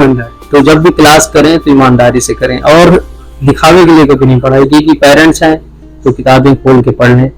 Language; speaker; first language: Hindi; native; Hindi